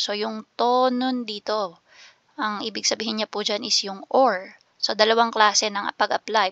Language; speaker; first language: Filipino; native; Filipino